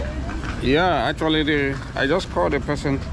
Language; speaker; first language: English; non-native, learner; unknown